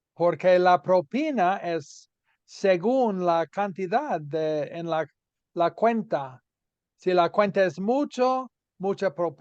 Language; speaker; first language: Spanish; non-native, fluent; English